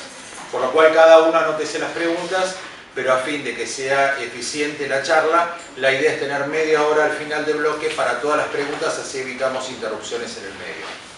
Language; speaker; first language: Spanish; native; Spanish